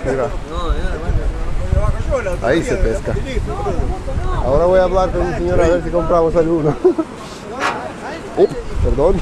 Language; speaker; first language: Spanish; non-native, fluent; Russian